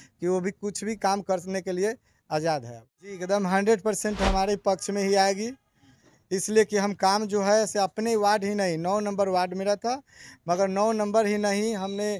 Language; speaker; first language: Hindi; native; Hindi